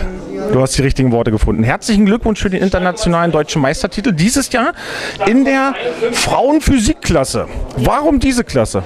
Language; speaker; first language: German; native; German